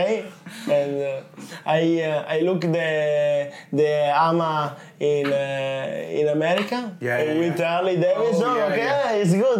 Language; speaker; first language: English; non-native, learner; Italian